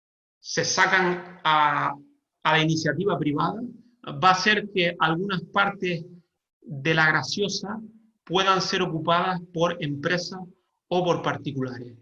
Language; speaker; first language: Spanish; native; Spanish